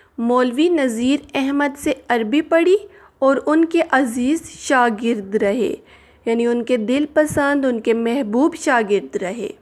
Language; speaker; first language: Urdu; non-native, local second language; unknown